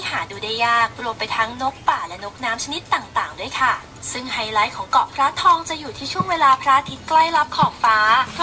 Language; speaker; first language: Thai; native; Thai